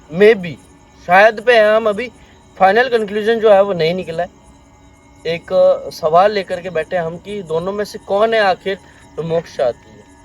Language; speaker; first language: Hindi; native; Hindi